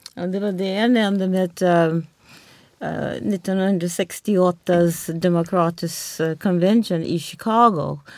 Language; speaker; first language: Swedish; non-native, fluent; English